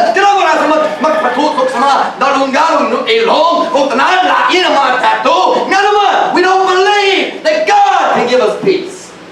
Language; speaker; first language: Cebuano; non-native, fluent; English